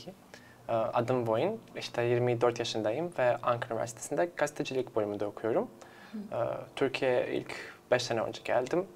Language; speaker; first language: Turkish; non-native, fluent; Serbian